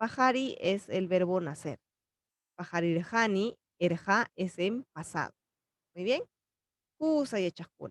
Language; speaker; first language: Spanish; non-native, local second language; Quechua